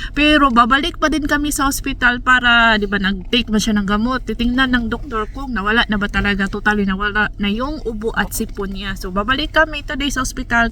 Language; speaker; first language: Filipino; non-native, local second language; Cebuano